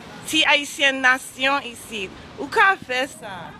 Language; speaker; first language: French; non-native, learner; English